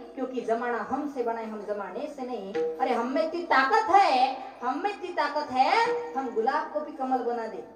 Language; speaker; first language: Hindi; non-native, local second language; Marathi